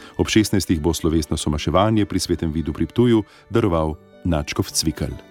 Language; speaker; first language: Slovenian; native; Slovenian